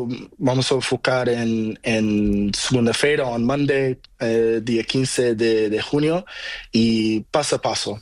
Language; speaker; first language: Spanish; non-native, learner; Portuguese